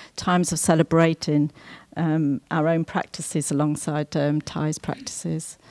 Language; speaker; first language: English; native; English